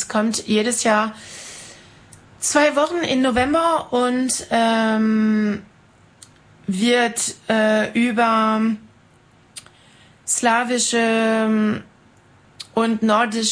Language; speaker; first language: German; non-native, fluent; French